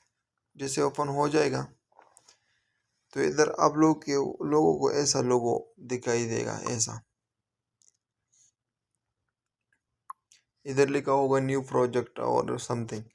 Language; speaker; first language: Hindi; non-native, local second language; Punjabi